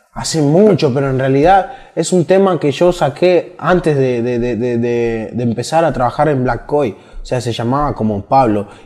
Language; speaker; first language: Spanish; native; Spanish